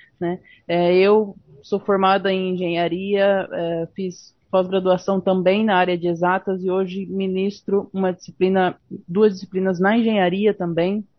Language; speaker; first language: Portuguese; non-native, fluent; Spanish